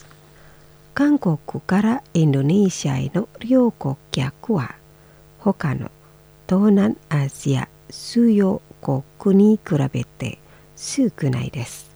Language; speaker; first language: Japanese; non-native, fluent; Indonesian